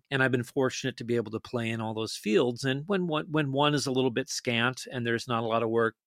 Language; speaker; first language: English; native; English